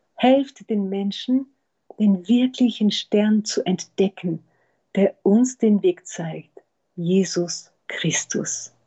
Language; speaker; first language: German; non-native, fluent; French